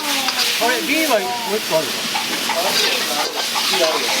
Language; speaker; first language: Japanese; native; Japanese